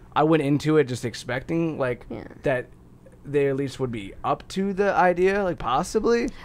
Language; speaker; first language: English; native; English